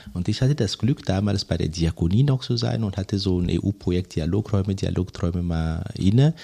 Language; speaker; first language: German; non-native, fluent; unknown